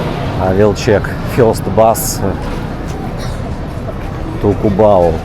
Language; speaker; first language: English; non-native, learner; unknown